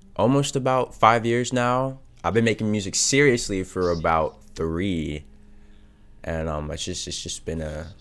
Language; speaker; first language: English; native; English